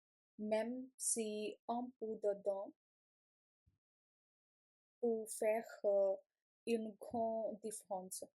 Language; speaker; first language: French; non-native, learner; Punjabi